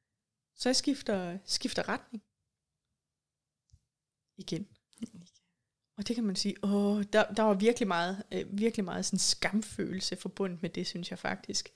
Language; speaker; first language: Danish; native; Danish